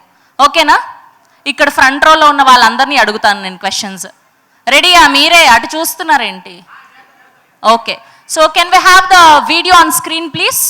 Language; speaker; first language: Telugu; native; Telugu